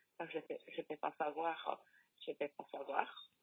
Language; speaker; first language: French; non-native, learner; Polish